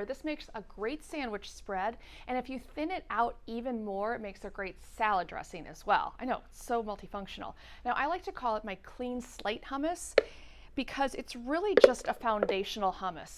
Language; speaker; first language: English; native; English